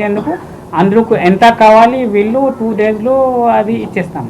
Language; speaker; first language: Telugu; non-native, fluent; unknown